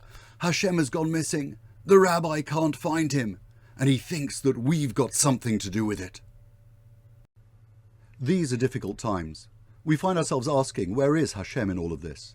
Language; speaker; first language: English; native; English